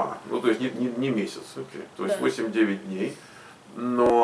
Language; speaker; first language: Russian; native; Russian